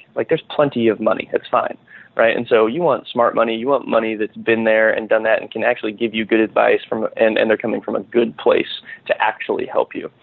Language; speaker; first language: English; native; English